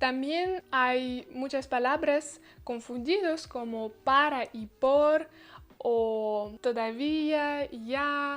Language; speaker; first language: Spanish; non-native, learner; Russian